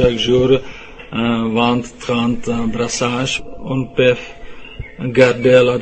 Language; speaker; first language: French; non-native, learner; Czech